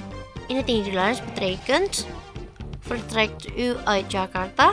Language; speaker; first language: Dutch; non-native, learner; Indonesian